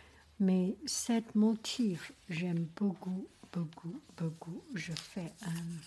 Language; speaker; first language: French; non-native, learner; Chinese